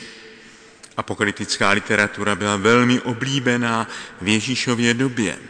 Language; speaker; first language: Czech; native; Czech